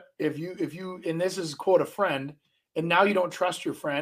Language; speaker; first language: English; native; English